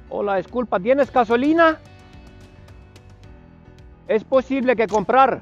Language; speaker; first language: Spanish; non-native, learner; Estonian